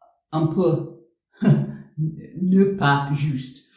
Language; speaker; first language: French; non-native, learner; English